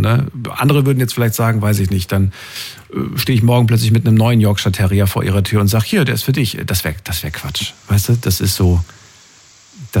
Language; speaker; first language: German; native; German